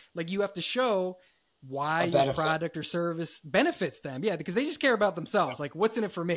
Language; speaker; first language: English; native; English